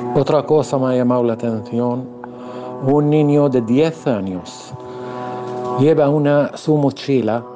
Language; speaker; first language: Spanish; non-native, fluent; Arabic